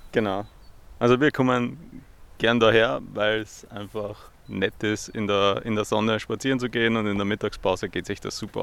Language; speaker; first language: German; native; German